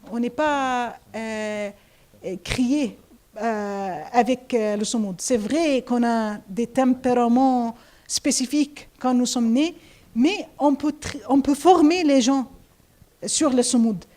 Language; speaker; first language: French; non-native, fluent; Arabic